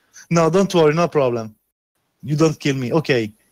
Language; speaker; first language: English; non-native, learner; Italian